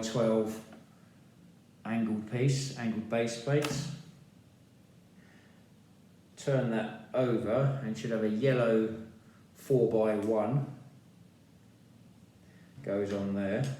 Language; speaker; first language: English; native; English